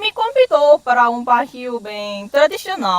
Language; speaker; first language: Portuguese; non-native, fluent; Korean